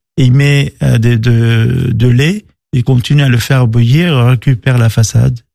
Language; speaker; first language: French; non-native, local second language; Arabic